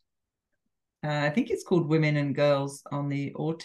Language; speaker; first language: English; native; English